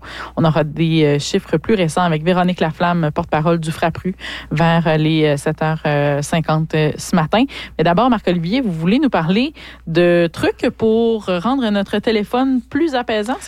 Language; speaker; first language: French; native; French